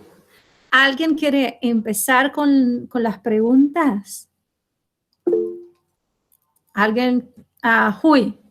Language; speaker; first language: Spanish; non-native, fluent; Portuguese